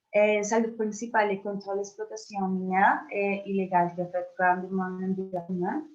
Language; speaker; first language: French; non-native, learner; Spanish